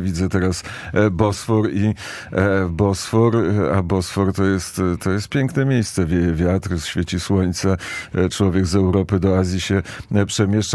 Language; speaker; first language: Polish; native; Polish